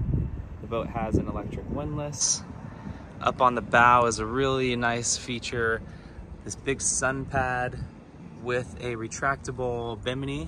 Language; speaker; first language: English; native; English